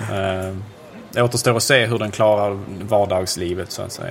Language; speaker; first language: Swedish; native; Swedish